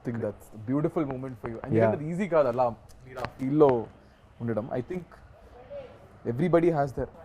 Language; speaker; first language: Telugu; native; Telugu